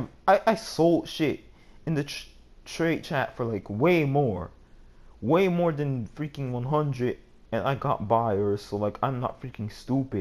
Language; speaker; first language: English; native; English